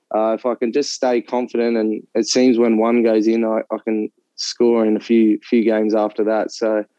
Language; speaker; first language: English; native; English